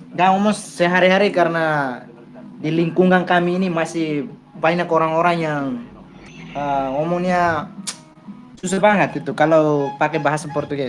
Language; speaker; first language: Indonesian; non-native, fluent; Tetum